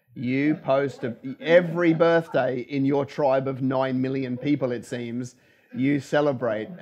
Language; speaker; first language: English; native; English